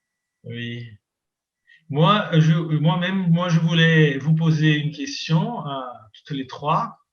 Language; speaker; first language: French; non-native, fluent; Portuguese